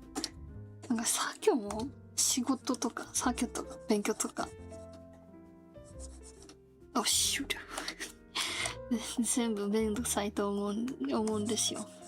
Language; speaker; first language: Japanese; non-native, learner; Korean